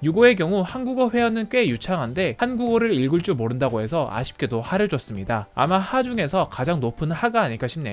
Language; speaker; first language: Korean; native; Korean